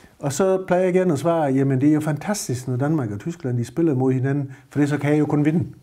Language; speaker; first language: Danish; native; Danish